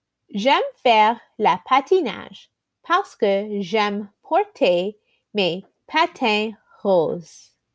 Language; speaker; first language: French; non-native, learner; English